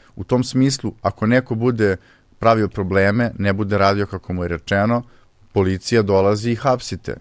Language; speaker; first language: Serbian; native; Serbian